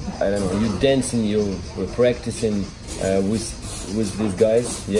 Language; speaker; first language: English; non-native, learner; Russian